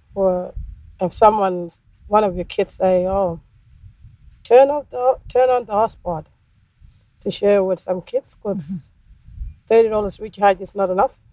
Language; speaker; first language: English; native; English